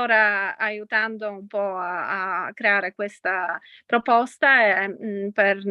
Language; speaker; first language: Italian; non-native, fluent; Polish